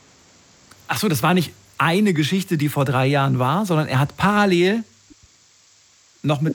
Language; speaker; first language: German; native; German